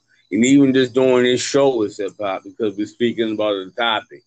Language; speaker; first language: English; native; English